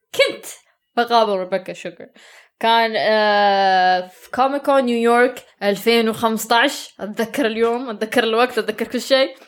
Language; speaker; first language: Arabic; early bilingual, heritage; Arabic